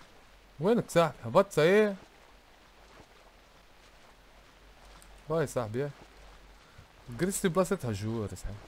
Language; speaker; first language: Arabic; native; Arabic